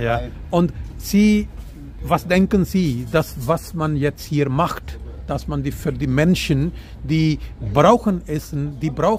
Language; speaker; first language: German; non-native, learner; Urdu